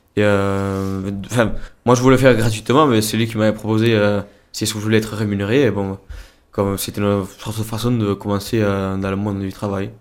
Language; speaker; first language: French; non-native, fluent; Spanish